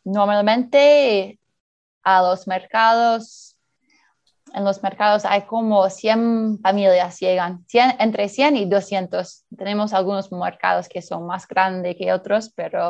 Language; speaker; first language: Spanish; early bilingual, heritage; Spanish